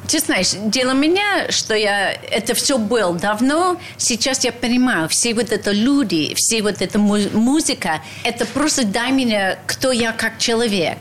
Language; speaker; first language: Russian; non-native, learner; English